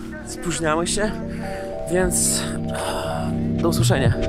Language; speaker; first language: Polish; non-native, learner; Russian